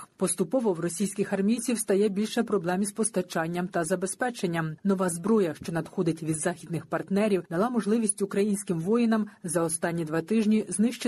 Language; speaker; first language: Ukrainian; native; Ukrainian